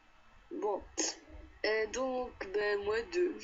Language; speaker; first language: French; native; French